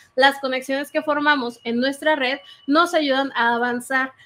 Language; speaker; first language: Spanish; native; Spanish